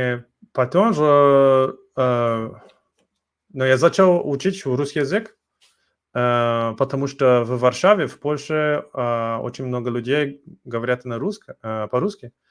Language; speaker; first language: Russian; non-native, learner; Portuguese